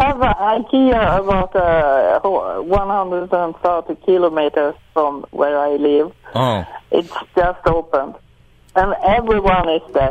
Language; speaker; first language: English; non-native, learner; Swedish